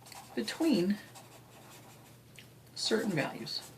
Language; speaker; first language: English; native; English